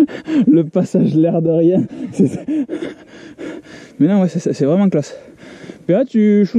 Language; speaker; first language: French; native; French